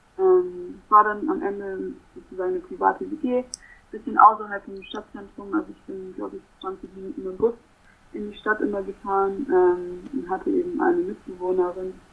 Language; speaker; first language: German; native; German